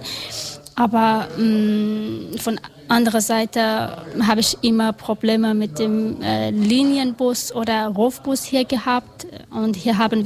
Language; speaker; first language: German; non-native, learner; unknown